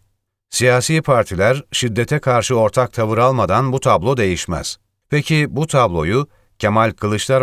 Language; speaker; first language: Turkish; native; Turkish